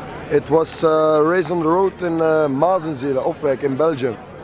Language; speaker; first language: English; non-native, fluent; Dutch